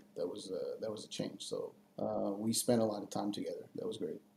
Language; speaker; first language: English; non-native, fluent; French